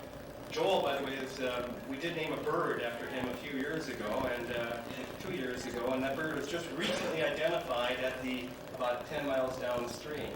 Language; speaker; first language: English; native; English